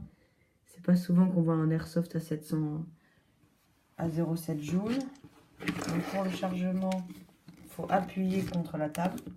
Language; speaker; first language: French; native; French